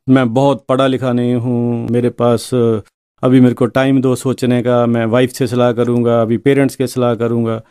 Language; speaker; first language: Hindi; non-native, local second language; Punjabi